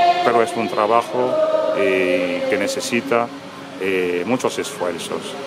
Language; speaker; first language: Spanish; non-native, fluent; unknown